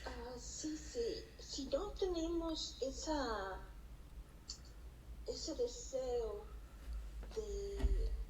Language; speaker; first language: Spanish; early bilingual, heritage; Spanish